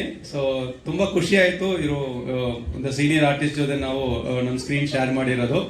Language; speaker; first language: Kannada; non-native, learner; Tamil